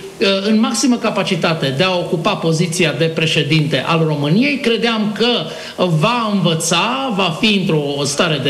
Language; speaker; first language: Romanian; native; Romanian